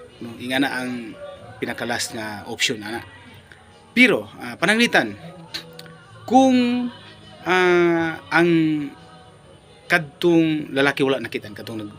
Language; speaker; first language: Cebuano; non-native, local second language; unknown